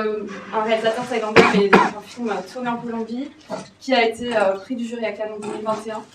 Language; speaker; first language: French; native; French